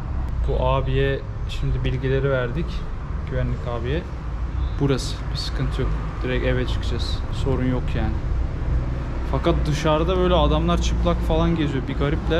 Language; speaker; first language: Turkish; native; Turkish